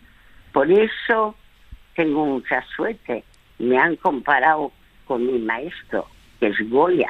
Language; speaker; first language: Spanish; early bilingual, other home language; French